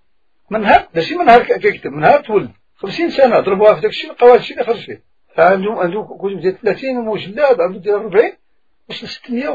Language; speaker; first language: Arabic; native; Arabic